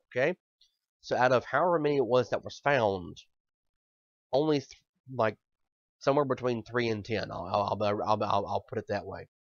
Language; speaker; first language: English; native; English